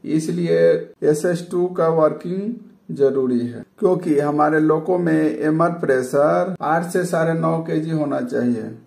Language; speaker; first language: Hindi; native; Hindi